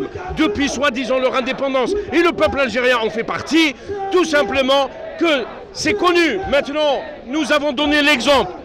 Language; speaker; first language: French; non-native, local second language; Arabic